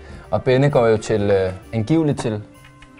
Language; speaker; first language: Danish; native; Danish